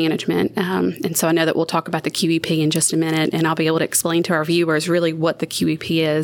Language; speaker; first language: English; native; English